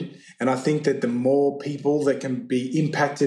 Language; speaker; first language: English; native; English